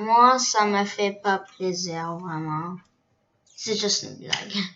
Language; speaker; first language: French; early bilingual, other home language; Korean